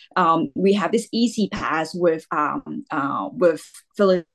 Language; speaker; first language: English; non-native, local second language; Cantonese